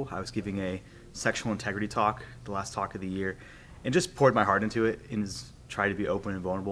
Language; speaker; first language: English; native; English